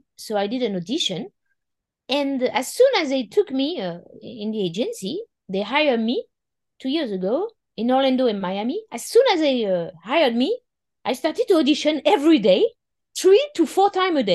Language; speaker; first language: English; non-native, fluent; French